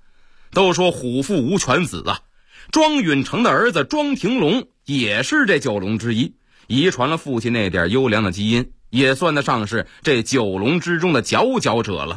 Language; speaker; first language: Chinese; native; Chinese